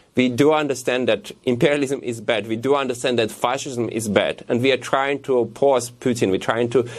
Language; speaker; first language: English; non-native, fluent; Russian